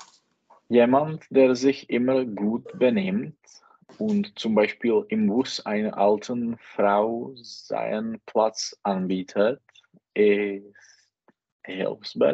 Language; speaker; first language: German; non-native, learner; Czech